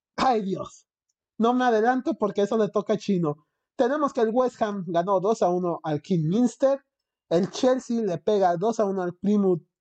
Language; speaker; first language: Spanish; early bilingual, heritage; Spanish